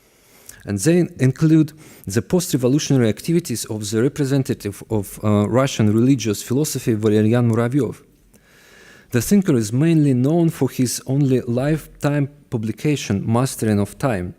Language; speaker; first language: English; non-native, fluent; Russian